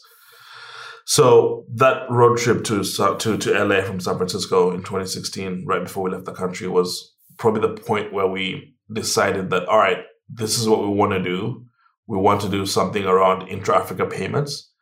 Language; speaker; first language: English; non-native, local second language; Ganda